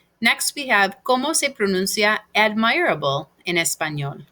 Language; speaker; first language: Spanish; non-native, fluent; English